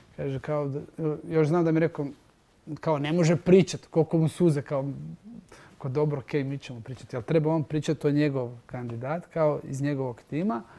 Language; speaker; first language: Croatian; native; Croatian